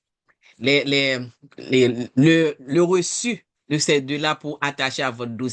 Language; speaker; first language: French; non-native, local second language; Haitian Creole